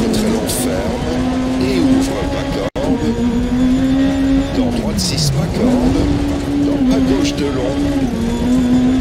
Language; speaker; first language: French; native; French